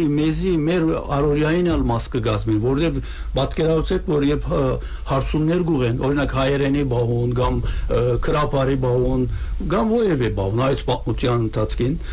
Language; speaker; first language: Armenian; native; Armenian